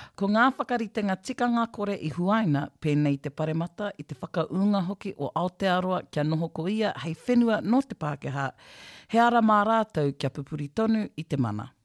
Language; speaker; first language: Māori; native; Māori